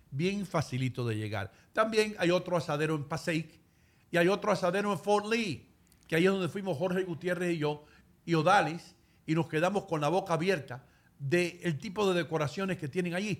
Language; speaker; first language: Spanish; native; Spanish